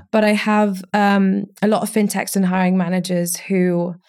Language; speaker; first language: English; early bilingual, other home language; Romanian